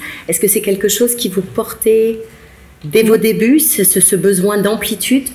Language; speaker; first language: French; native; French